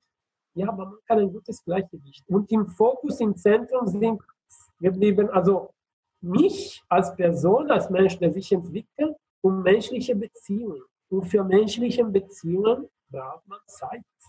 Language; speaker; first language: German; non-native, fluent; Italian